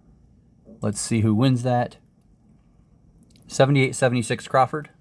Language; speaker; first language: English; native; English